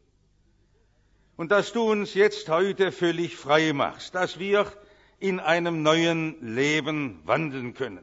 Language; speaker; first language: German; native; German